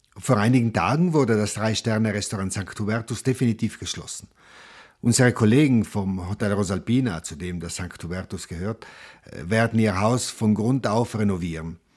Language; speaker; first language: German; non-native, local second language; Ladin